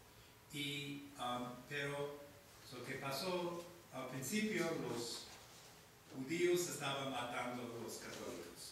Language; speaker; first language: Spanish; non-native, fluent; English